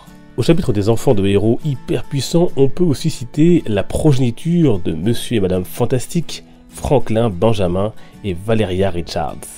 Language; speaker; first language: French; native; French